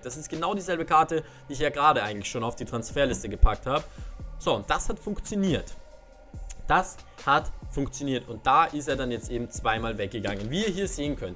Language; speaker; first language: German; native; German